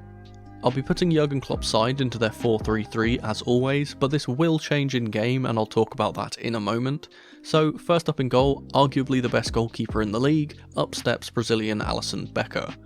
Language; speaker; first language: English; native; English